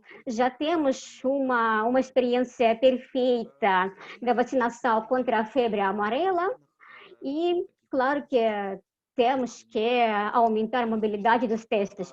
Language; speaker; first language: Portuguese; non-native, fluent; Russian